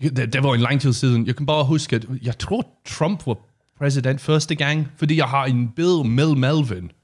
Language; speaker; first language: Danish; non-native, learner; English